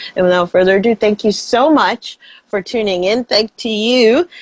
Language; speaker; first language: English; non-native, fluent; Spanish